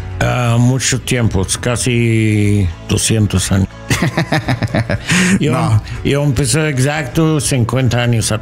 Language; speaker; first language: Spanish; non-native, learner; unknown